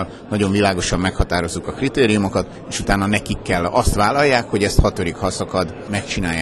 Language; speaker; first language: Hungarian; native; Hungarian